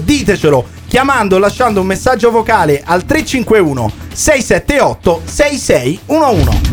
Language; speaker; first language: Italian; native; Italian